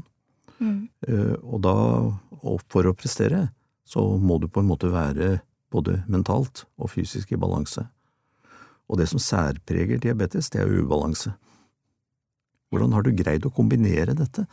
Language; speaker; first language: Norwegian; native; Norwegian